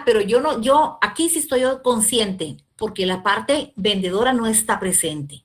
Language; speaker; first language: Spanish; native; Spanish